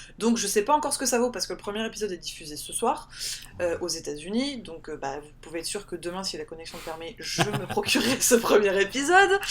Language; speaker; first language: French; native; French